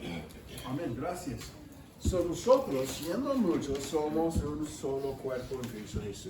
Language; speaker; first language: Spanish; non-native, fluent; English